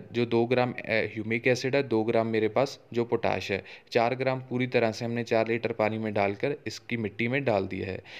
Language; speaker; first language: Hindi; native; Hindi